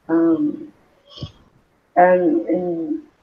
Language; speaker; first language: English; non-native, learner; Spanish